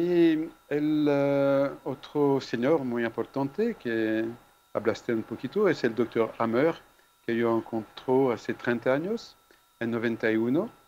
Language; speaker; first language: Spanish; non-native, fluent; French